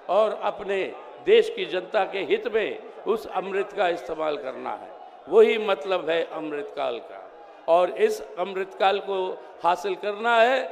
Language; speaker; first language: Hindi; non-native, local second language; Telugu